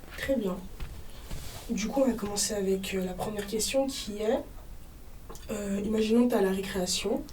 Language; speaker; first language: French; native; French